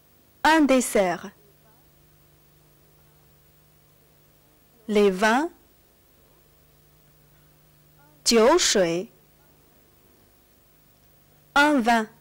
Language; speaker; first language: French; non-native, fluent; Chinese